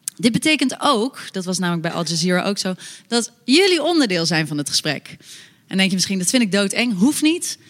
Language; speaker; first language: Dutch; native; Dutch